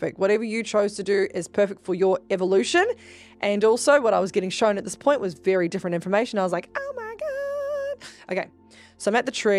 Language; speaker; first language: English; native; English